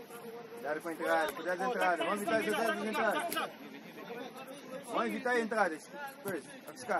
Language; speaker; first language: Portuguese; native; Portuguese